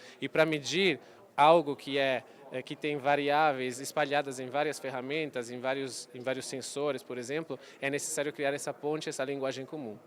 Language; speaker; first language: Portuguese; non-native, fluent; Italian